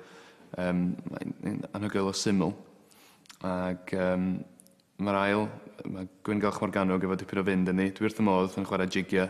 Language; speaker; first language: Welsh; native; Welsh